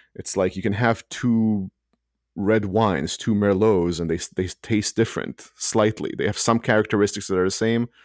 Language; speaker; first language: English; early bilingual, other home language; Hebrew